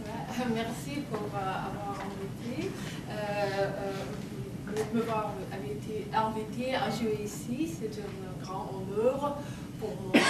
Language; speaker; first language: French; non-native, fluent; Russian